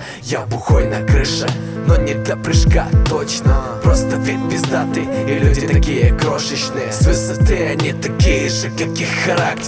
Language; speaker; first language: Russian; native; Russian